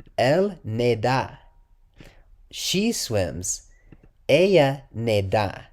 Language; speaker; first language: Spanish; non-native, learner; English